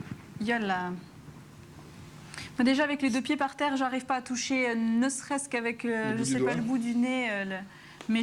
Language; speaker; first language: French; native; French